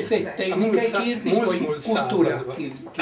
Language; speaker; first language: Hungarian; non-native, fluent; Spanish